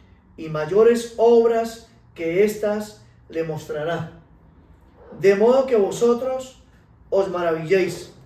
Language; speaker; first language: Spanish; native; Spanish